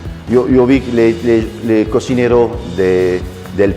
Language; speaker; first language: Spanish; non-native, learner; French